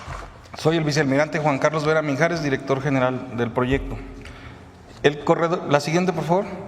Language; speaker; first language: Spanish; native; Spanish